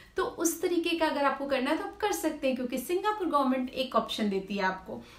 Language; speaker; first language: Hindi; native; Hindi